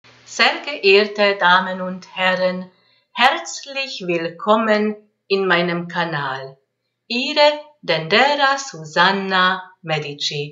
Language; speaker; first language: German; non-native, fluent; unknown